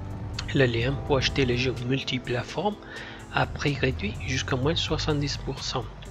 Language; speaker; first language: French; non-native, fluent; Italian